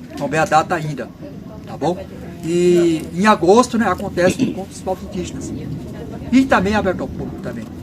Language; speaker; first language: Portuguese; non-native, local second language; Guarani